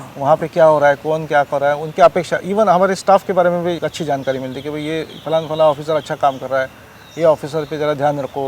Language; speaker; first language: Hindi; non-native, local second language; Marathi